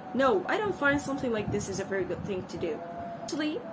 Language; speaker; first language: English; non-native, learner; Arabic